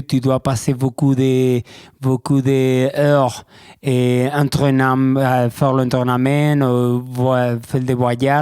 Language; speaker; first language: French; non-native, learner; Spanish